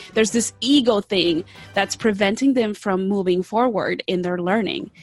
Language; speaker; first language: English; early bilingual, other home language; Spanish